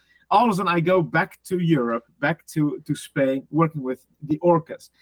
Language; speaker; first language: English; non-native, fluent; Dutch